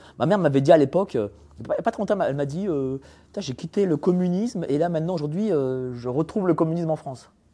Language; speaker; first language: French; early bilingual, other home language; Polish